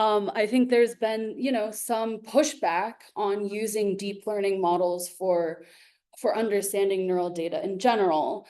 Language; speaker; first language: English; native; English